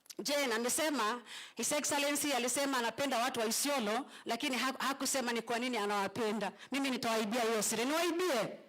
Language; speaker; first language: Swahili; native; Swahili